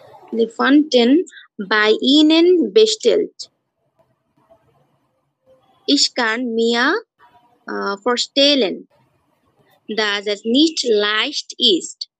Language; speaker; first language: German; non-native, learner; Bangla